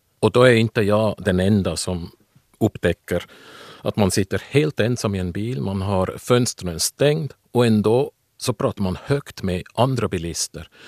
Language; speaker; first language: Swedish; non-native, fluent; German